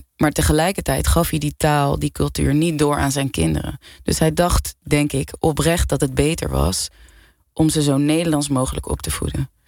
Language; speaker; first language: Dutch; native; Dutch